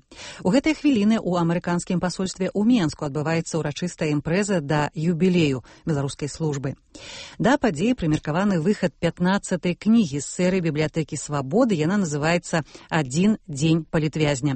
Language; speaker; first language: Belarusian; native; Belarusian